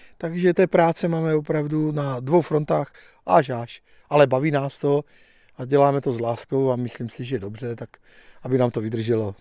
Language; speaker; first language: Czech; native; Czech